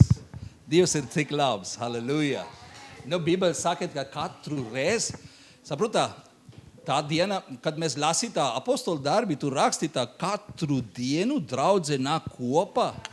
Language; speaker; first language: Latvian; non-native, learner; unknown